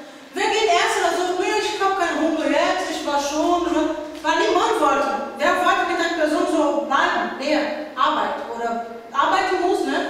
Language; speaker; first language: German; non-native, learner; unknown